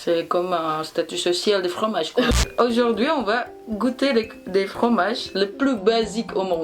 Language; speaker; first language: French; non-native, learner; Indonesian